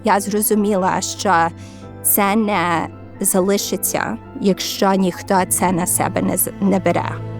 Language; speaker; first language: Ukrainian; early bilingual, heritage; Ukrainian